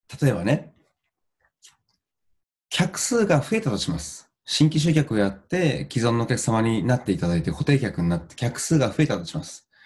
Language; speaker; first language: Japanese; native; Japanese